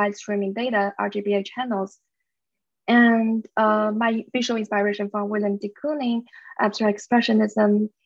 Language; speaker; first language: English; non-native, fluent; Chinese